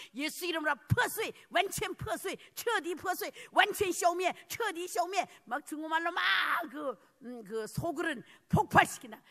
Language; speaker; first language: Korean; early bilingual, heritage; Korean